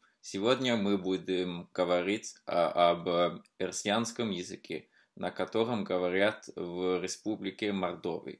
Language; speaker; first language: Russian; non-native, fluent; Norwegian